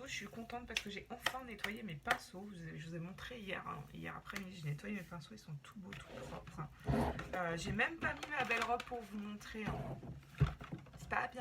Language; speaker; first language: French; native; French